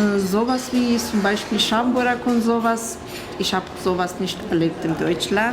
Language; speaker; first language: German; non-native, learner; Kurdish